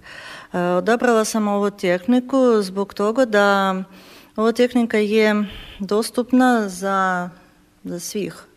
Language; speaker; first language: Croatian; non-native, learner; Ukrainian